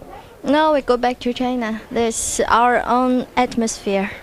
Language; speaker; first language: English; non-native, learner; Chinese